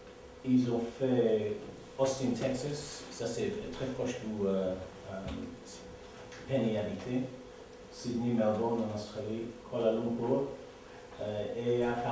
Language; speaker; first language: French; non-native, learner; English